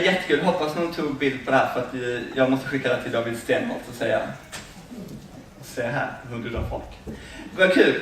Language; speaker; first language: Swedish; native; Swedish